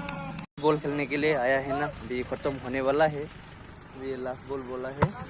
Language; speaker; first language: Hindi; non-native, local second language; Bodo